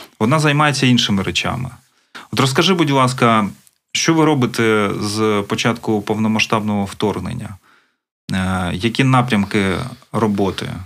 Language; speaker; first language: Ukrainian; native; Ukrainian